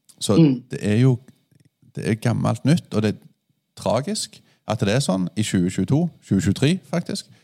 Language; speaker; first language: Norwegian; native; Norwegian